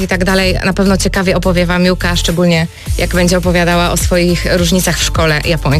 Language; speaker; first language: Polish; native; Polish